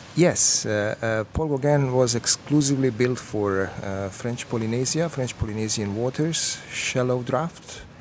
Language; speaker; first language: English; non-native, fluent; Croatian